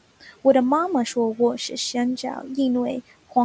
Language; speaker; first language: Chinese; non-native, learner; English